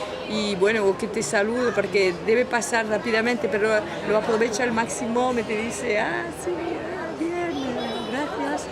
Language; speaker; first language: Spanish; non-native, learner; French